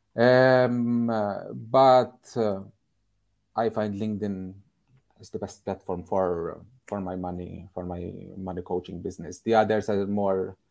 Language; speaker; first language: English; non-native, fluent; Maltese